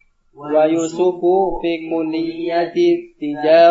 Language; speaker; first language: Arabic; non-native, learner; Indonesian